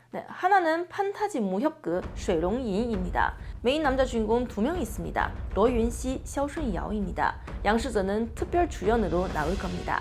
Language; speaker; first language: Korean; non-native, fluent; Chinese